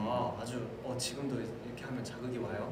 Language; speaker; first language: Korean; native; Korean